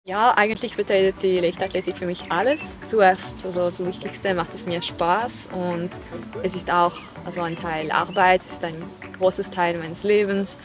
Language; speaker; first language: German; non-native, local second language; French